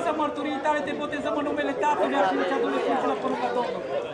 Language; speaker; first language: Romanian; native; Romanian